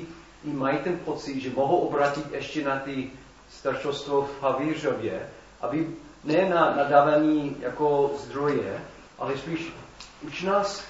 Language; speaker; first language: Czech; non-native, fluent; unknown